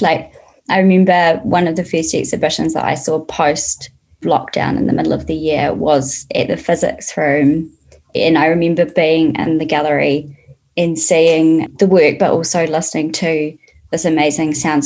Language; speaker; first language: English; native; English